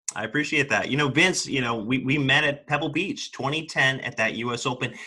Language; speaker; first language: English; native; English